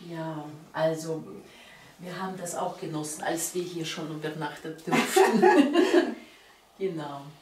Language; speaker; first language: German; non-native, fluent; Russian